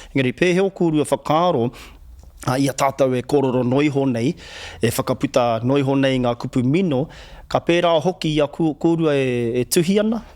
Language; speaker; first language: Māori; native; Māori